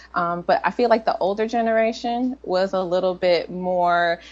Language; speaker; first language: English; native; English